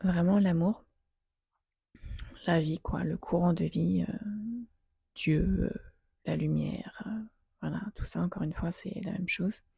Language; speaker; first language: French; native; French